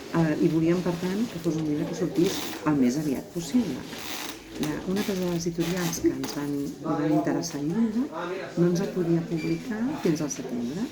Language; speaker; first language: Catalan; native; Catalan